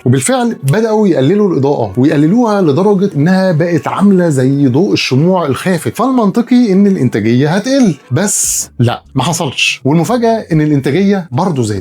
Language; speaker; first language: Arabic; native; Arabic